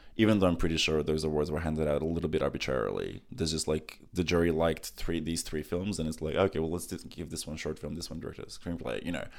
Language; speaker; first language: English; early bilingual, other home language; Macedonian